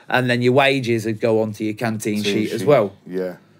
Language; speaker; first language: English; native; English